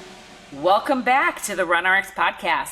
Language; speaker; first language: English; native; English